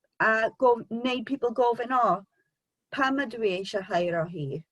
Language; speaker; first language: Welsh; non-native, local second language; English